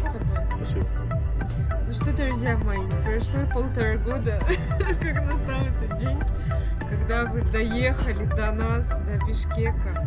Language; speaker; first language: Russian; native; Russian